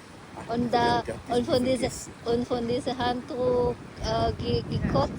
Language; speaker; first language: German; non-native, learner; Cebuano